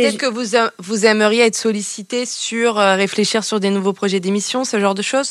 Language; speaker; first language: French; native; French